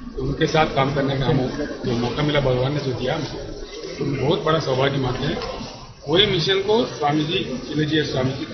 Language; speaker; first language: Hindi; non-native, local second language; Telugu